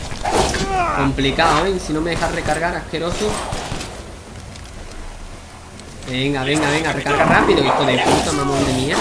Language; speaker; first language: Spanish; native; Spanish